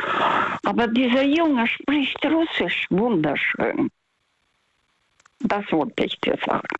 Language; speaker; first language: German; non-native, fluent; Russian